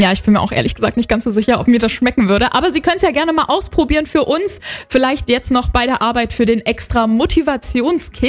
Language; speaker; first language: German; native; German